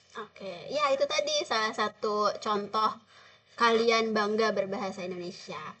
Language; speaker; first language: Indonesian; native; Indonesian